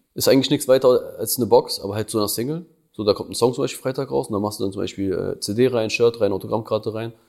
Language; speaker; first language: German; early bilingual, other home language; Albanian